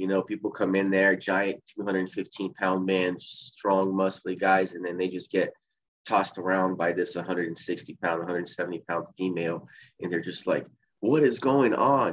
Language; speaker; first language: English; early bilingual, other home language; Portuguese